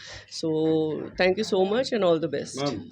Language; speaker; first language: Tamil; non-native, fluent; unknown